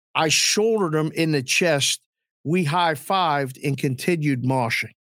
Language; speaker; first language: English; native; English